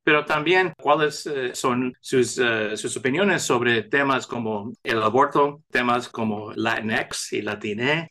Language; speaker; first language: Spanish; early bilingual, heritage; English